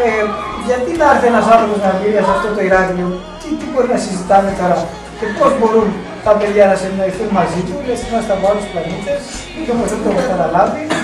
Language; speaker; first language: Greek; native; Greek